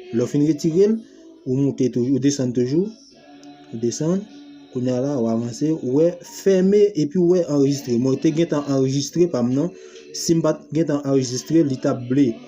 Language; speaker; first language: Haitian Creole; native; Haitian Creole